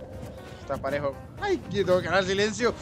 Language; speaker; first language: Spanish; native; Spanish